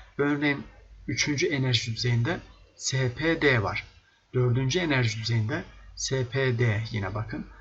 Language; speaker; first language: Turkish; native; Turkish